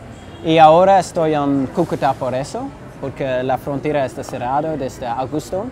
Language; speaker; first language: Spanish; non-native, fluent; Dutch